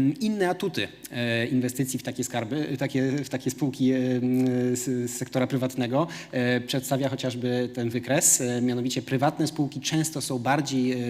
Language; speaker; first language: Polish; native; Polish